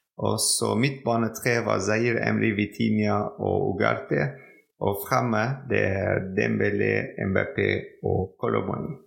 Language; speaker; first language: Norwegian; non-native, fluent; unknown